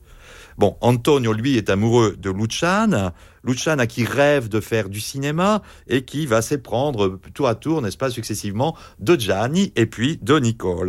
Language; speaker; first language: French; native; French